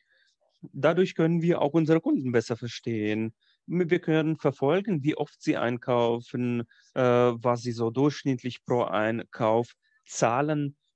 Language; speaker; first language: German; non-native, fluent; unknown